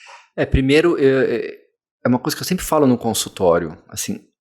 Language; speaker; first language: Portuguese; native; Portuguese